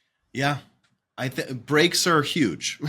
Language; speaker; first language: English; native; English